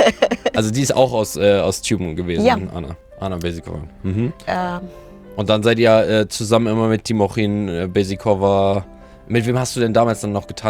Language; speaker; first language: German; native; German